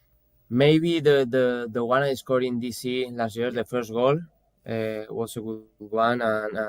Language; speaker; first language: English; non-native, fluent; Spanish